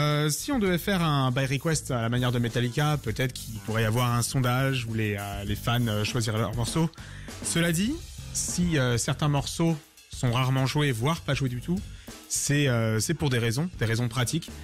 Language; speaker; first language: French; native; French